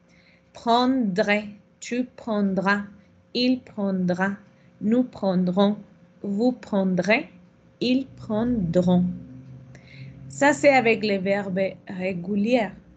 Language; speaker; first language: French; non-native, fluent; Spanish